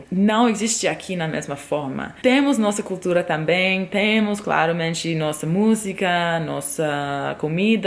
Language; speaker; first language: Portuguese; non-native, fluent; English